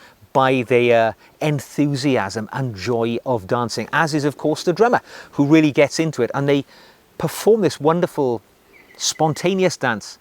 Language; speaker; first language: English; native; English